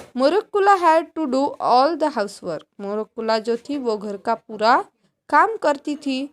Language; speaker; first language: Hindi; non-native, local second language; Marathi